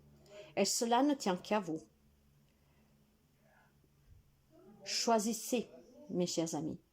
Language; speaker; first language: French; non-native, fluent; Italian